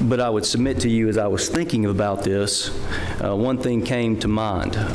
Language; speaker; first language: English; native; English